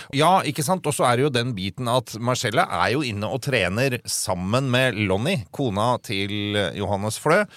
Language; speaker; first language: Norwegian; native; Norwegian